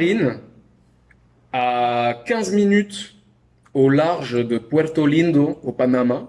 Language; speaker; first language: French; native; French